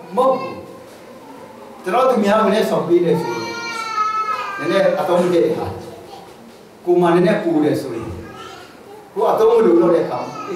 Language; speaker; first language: Burmese; non-native, local second language; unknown